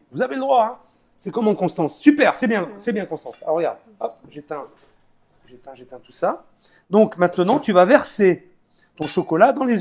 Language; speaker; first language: French; native; French